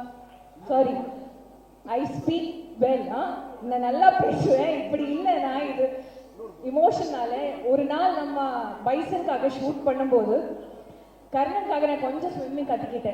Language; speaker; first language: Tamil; non-native, learner; Malayalam